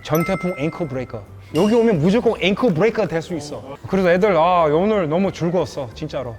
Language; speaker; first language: Korean; non-native, fluent; English